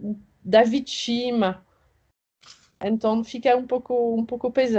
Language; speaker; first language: Portuguese; non-native, fluent; French